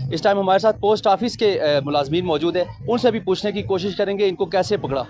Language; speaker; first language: Urdu; non-native, local second language; Pahari-Potwari